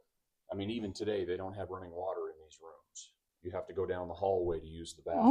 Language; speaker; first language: English; native; English